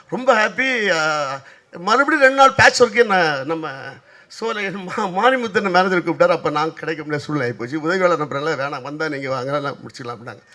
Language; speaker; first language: Tamil; native; Tamil